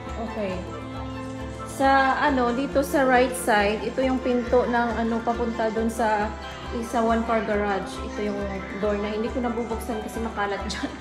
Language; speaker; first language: Filipino; native; Filipino